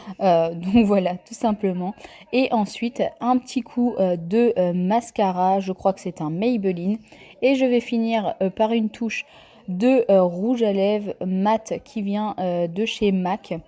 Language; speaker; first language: French; native; French